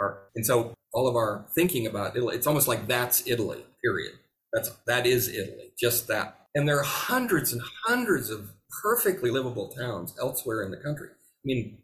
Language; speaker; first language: English; native; English